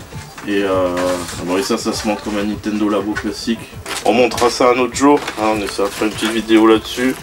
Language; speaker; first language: French; native; French